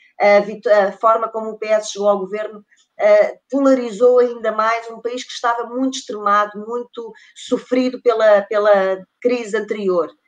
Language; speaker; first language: Portuguese; native; Portuguese